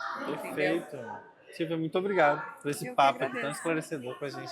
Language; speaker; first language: Portuguese; native; Portuguese